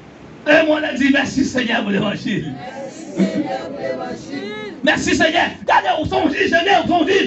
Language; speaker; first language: French; non-native, learner; Haitian Creole